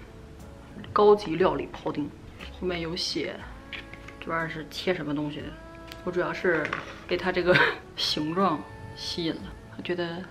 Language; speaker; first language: Chinese; native; Chinese